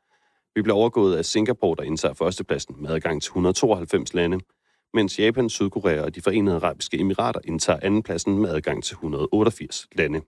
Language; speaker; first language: Danish; native; Danish